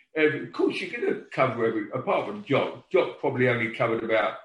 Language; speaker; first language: English; native; English